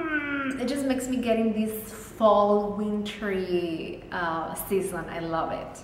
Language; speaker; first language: English; non-native, fluent; Spanish